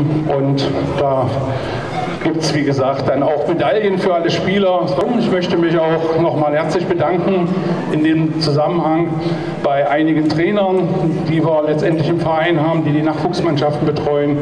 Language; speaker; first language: German; native; German